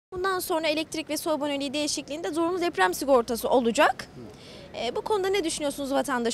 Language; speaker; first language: Turkish; native; Turkish